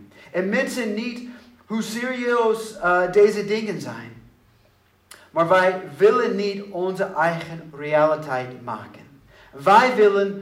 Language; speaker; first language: Dutch; non-native, learner; English